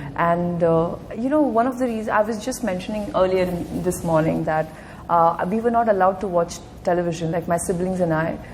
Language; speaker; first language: English; non-native, local second language; Marathi